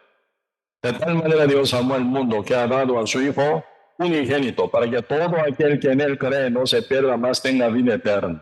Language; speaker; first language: Spanish; non-native, learner; Korean